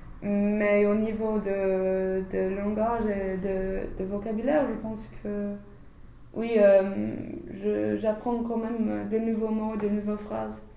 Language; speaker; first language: French; non-native, fluent; English